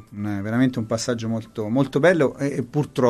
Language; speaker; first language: Italian; native; Italian